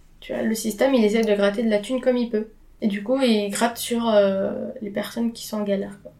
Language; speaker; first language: French; non-native, fluent; Arabic